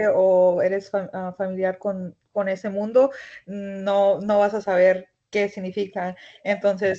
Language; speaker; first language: Spanish; early bilingual, heritage; Spanish